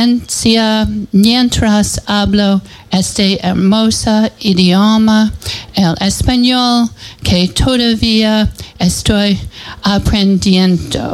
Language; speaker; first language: Spanish; non-native, learner; English